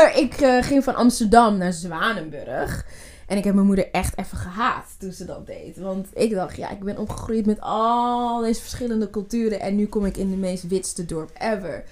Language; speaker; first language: Dutch; early bilingual, other home language; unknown